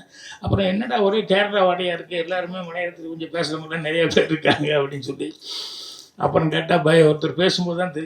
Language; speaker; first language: Tamil; native; Tamil